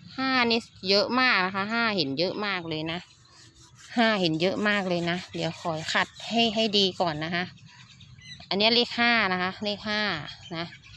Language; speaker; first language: Thai; native; Thai